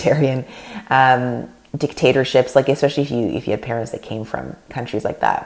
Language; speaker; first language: English; non-native, fluent; Russian